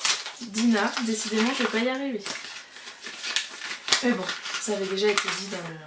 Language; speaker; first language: French; native; French